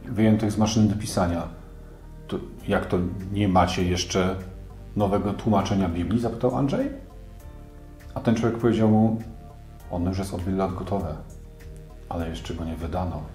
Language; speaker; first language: Polish; native; Polish